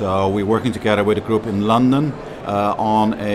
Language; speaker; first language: English; non-native, fluent; Dutch